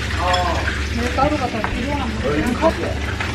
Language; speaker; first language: Japanese; native; Japanese